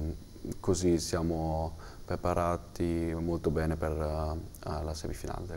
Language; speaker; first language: Italian; non-native, learner; German